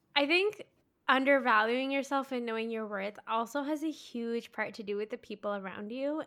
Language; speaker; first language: English; native; English